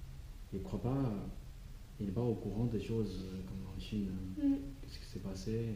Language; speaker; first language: French; non-native, learner; Chinese